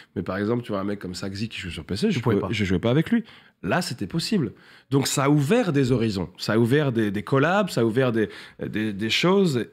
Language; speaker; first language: French; native; French